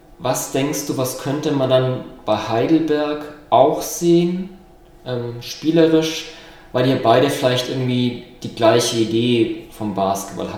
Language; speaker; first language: German; native; German